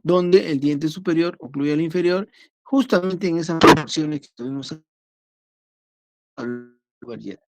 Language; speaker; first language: Spanish; native; Spanish